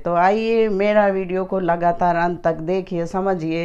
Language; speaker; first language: Hindi; native; Hindi